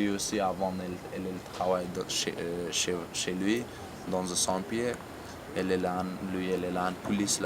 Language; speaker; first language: French; non-native, learner; Persian